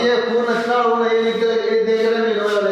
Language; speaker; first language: Hindi; non-native, learner; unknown